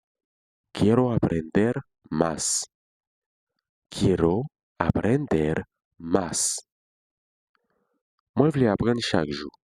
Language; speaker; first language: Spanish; non-native, fluent; Haitian Creole